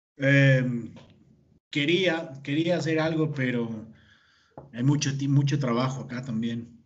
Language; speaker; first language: Spanish; native; Spanish